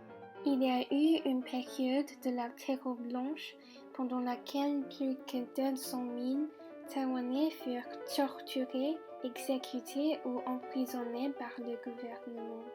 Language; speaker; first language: French; non-native, fluent; Chinese